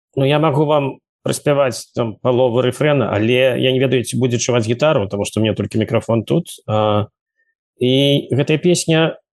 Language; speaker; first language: Belarusian; native; Belarusian